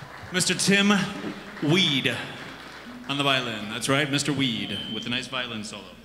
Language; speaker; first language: English; native; English